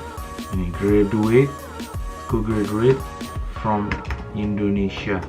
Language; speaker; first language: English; non-native, learner; Indonesian